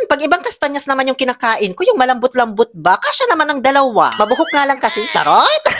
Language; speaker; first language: Filipino; non-native, local second language; Pangasinan